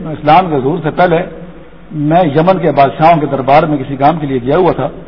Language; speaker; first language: Urdu; non-native, local second language; Pashto